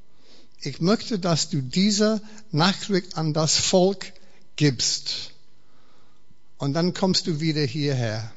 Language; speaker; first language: German; non-native, fluent; English